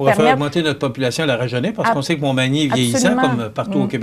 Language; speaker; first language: French; native; French